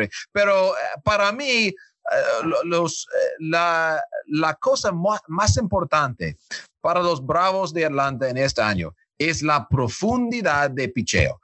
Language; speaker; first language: Spanish; non-native, learner; English